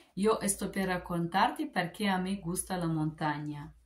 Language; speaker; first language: Spanish; non-native, learner; Macedonian